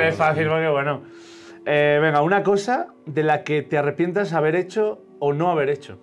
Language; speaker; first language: Spanish; native; Spanish